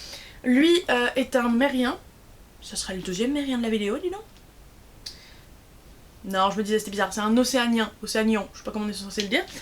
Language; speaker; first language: French; native; French